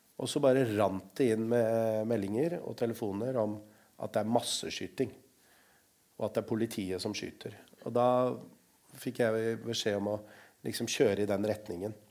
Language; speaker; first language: Norwegian; early bilingual, other home language; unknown